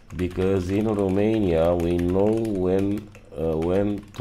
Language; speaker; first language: English; non-native, learner; Romanian